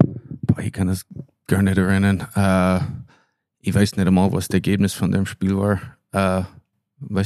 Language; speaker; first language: German; non-native, fluent; English